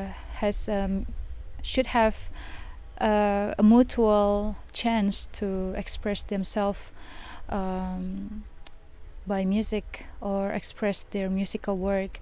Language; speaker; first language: English; non-native, fluent; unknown